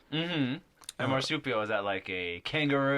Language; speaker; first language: English; native; English